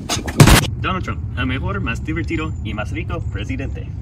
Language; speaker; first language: Spanish; non-native, learner; English